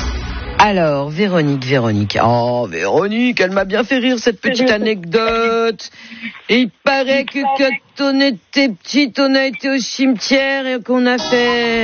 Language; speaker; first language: French; native; French